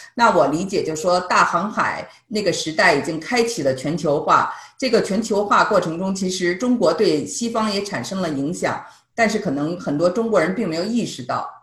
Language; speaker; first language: Chinese; native; Chinese